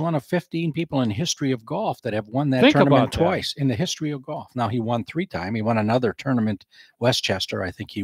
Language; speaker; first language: English; native; English